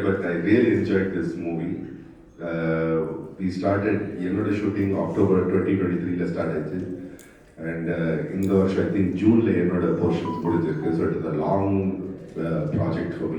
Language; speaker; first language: Tamil; non-native, fluent; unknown